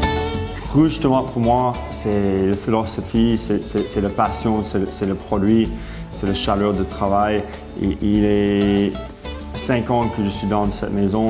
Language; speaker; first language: French; non-native, fluent; English